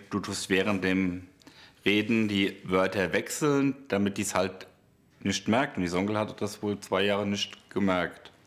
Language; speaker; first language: German; native; German